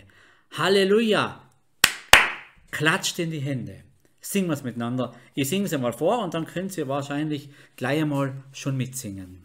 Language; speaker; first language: German; native; German